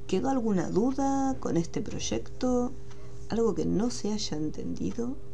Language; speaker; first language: Spanish; native; Spanish